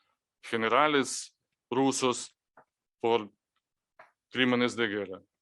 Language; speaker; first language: Spanish; non-native, fluent; Ukrainian